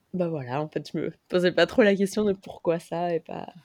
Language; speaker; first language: French; non-native, fluent; Spanish